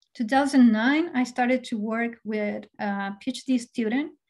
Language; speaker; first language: English; non-native, fluent; Spanish